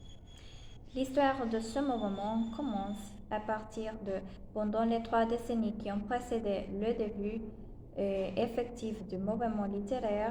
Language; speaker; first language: French; non-native, learner; Spanish